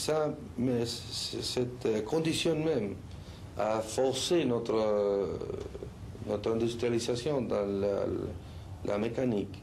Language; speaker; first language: French; non-native, learner; Spanish